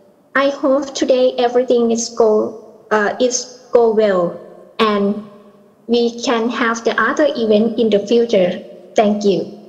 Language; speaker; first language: English; non-native, learner; Thai